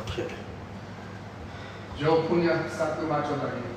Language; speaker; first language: Indonesian; non-native, fluent; English